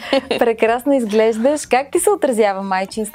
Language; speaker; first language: Bulgarian; native; Bulgarian